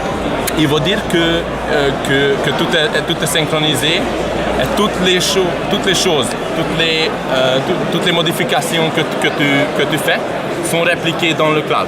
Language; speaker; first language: French; non-native, learner; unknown